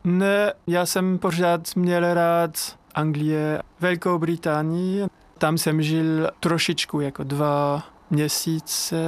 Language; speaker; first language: Czech; non-native, fluent; French